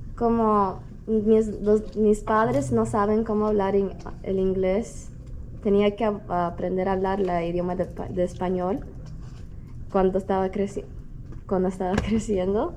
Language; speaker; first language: Spanish; early bilingual, heritage; Spanish